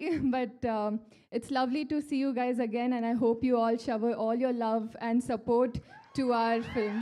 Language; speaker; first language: Telugu; non-native, learner; Kannada